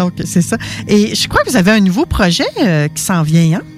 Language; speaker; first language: French; native; French